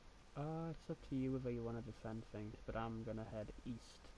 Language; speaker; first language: English; native; English